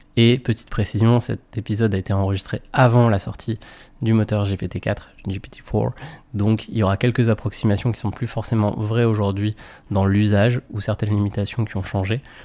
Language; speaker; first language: French; native; French